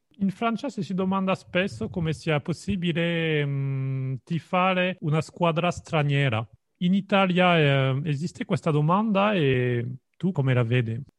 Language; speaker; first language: Italian; non-native, fluent; French